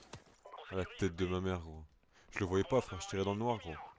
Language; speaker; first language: French; native; French